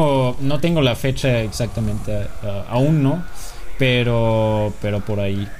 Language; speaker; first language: Spanish; non-native, fluent; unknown